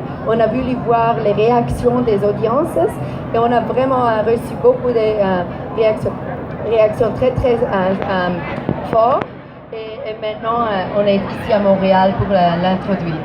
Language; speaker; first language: French; non-native, learner; English